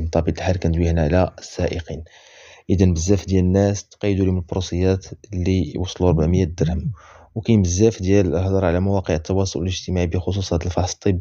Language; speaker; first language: Arabic; native; Arabic